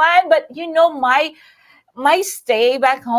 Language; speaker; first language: English; non-native, local second language; Iloko